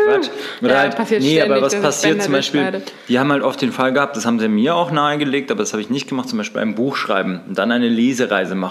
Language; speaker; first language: German; native; German